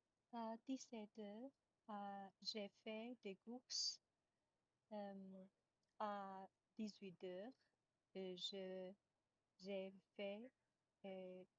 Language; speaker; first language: French; non-native, learner; Chinese